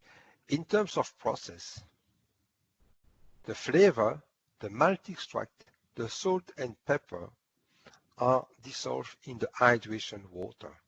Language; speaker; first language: English; non-native, fluent; French